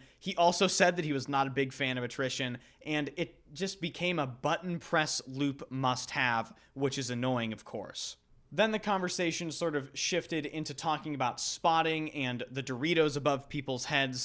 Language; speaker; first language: English; native; English